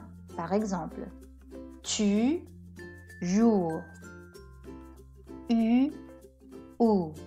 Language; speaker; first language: French; non-native, fluent; Spanish